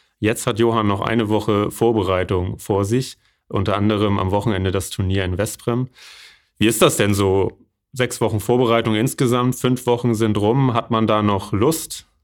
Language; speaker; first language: German; native; German